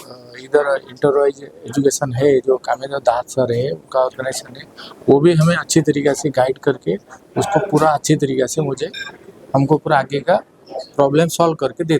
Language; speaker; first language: Hindi; non-native, local second language; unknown